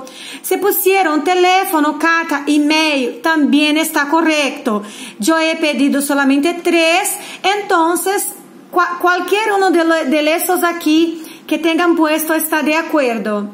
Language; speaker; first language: Spanish; non-native, fluent; Portuguese